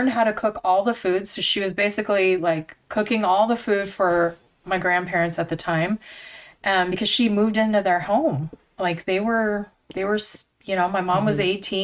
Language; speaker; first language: English; early bilingual, other home language; Korean